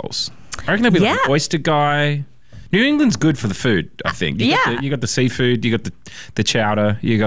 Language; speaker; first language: English; native; English